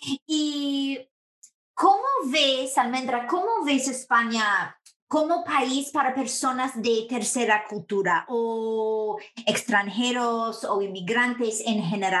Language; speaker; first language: Spanish; non-native, fluent; English